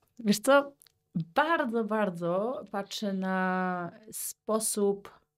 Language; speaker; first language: Polish; early bilingual, heritage; Polish